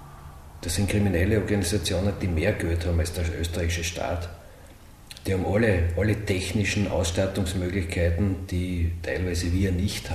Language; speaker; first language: German; native; German